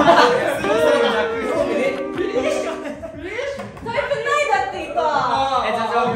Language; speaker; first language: Japanese; non-native, learner; Indonesian